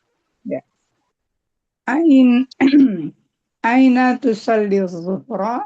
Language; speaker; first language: Arabic; non-native, learner; Indonesian